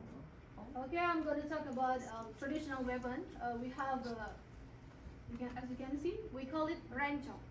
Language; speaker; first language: English; non-native, local second language; Indonesian